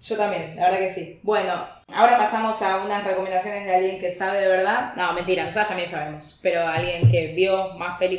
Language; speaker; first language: Spanish; native; Spanish